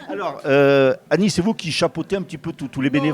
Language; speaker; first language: French; native; French